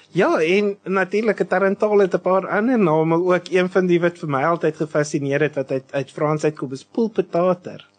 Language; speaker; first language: Afrikaans; native; Afrikaans